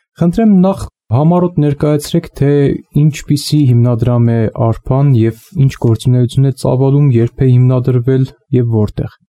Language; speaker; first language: Armenian; native; Armenian